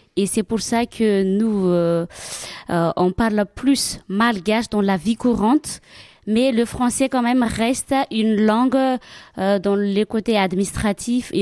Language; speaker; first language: French; non-native, local second language; Malagasy